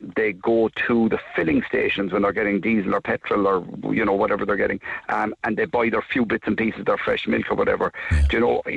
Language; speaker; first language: English; native; English